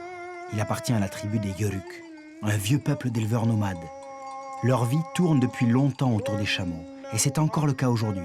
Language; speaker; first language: French; native; French